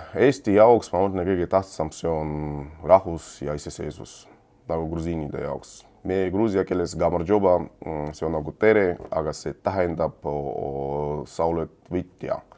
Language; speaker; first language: Estonian; non-native, fluent; Georgian